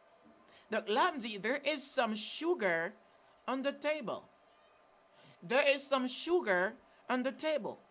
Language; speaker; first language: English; non-native, fluent; Haitian Creole